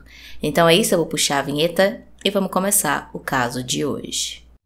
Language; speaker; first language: Portuguese; native; Portuguese